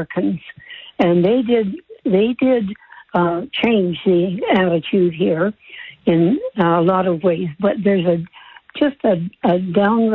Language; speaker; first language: English; native; English